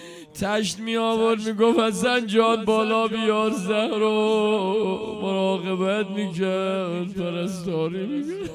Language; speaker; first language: Persian; native; Persian